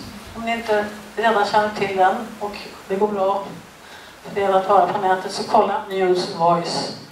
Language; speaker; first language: Swedish; native; Swedish